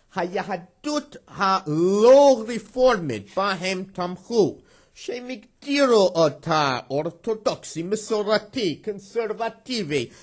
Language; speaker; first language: Hebrew; non-native, fluent; English